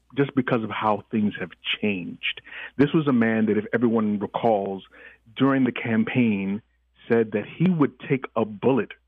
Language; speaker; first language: English; early bilingual, other home language; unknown